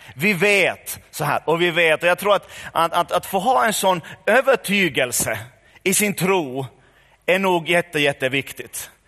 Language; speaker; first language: Swedish; native; Swedish